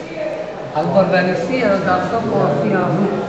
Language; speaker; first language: French; non-native, learner; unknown